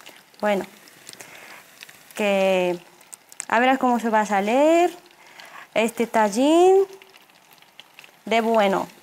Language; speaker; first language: Spanish; non-native, fluent; Arabic